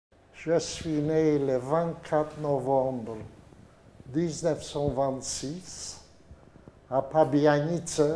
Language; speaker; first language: French; non-native, fluent; Yiddish